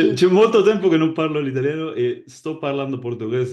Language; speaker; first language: Italian; non-native, learner; Spanish